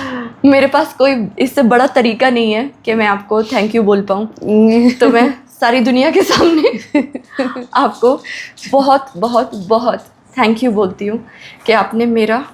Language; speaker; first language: Hindi; native; Hindi